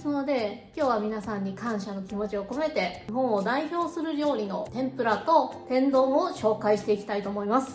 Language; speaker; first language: Japanese; native; Japanese